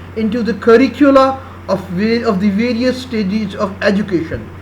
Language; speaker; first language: English; non-native, local second language; Urdu